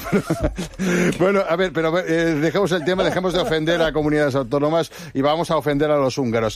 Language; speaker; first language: Spanish; native; Spanish